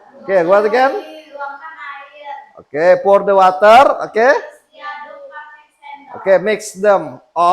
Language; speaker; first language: English; non-native, fluent; Indonesian